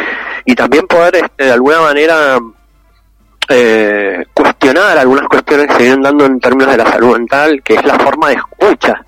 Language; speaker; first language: Spanish; native; Spanish